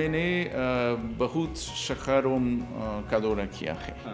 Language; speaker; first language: Hindi; non-native, learner; Portuguese